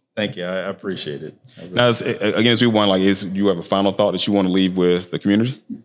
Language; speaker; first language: English; native; English